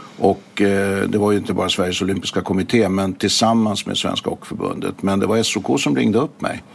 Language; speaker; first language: Swedish; native; Swedish